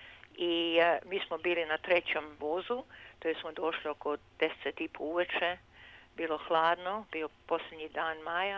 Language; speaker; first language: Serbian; early bilingual, heritage; Serbian